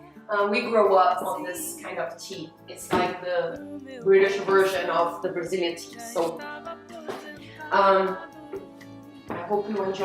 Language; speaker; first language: English; non-native, fluent; Portuguese